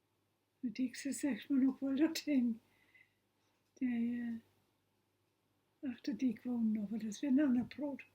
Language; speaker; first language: German; non-native, local second language; Low German